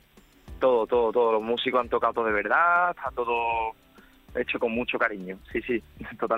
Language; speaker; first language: Spanish; native; Spanish